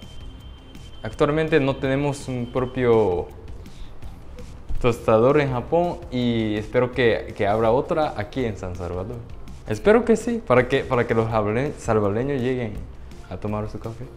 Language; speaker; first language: Spanish; non-native, fluent; Japanese